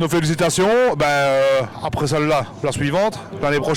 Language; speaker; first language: French; native; French